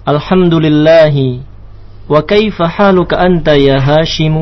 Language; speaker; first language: Arabic; non-native, learner; Indonesian